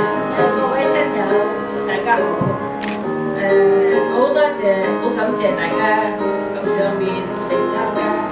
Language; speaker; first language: Cantonese; native; Cantonese